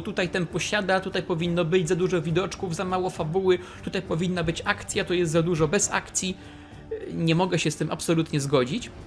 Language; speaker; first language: Polish; native; Polish